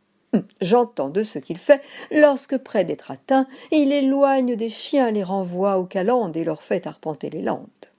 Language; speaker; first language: French; native; French